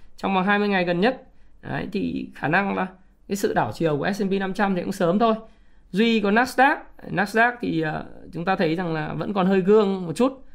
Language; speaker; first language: Vietnamese; native; Vietnamese